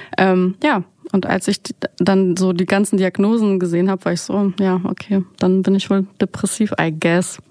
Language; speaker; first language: German; early bilingual, other home language; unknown